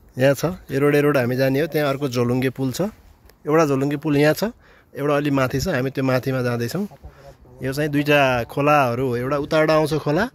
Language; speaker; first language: Nepali; native; Nepali